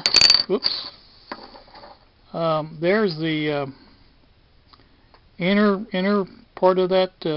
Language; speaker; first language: English; native; English